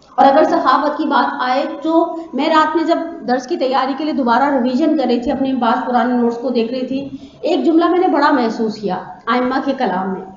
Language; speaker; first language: Urdu; native; Urdu